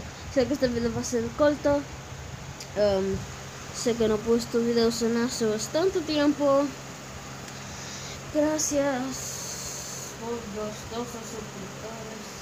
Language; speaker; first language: Spanish; early bilingual, heritage; English